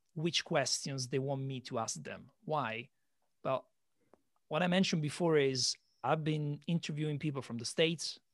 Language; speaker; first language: English; non-native, fluent; Italian